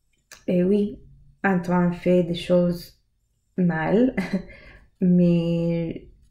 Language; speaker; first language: French; non-native, learner; English